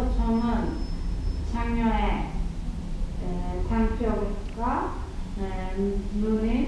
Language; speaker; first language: Korean; non-native, learner; Portuguese